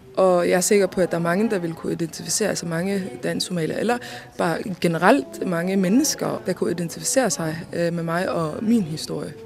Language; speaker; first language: Danish; early bilingual, other home language; Somali